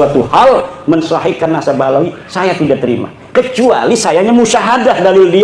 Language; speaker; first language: Indonesian; non-native, local second language; Javanese